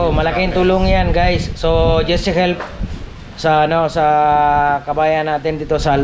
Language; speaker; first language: Filipino; non-native, learner; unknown